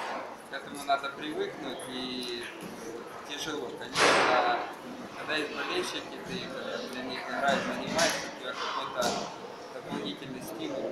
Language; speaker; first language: Russian; native; Russian